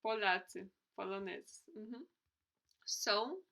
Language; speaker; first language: Portuguese; non-native, fluent; Polish